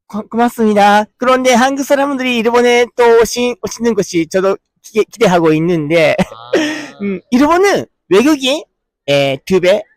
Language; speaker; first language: Korean; non-native, learner; Japanese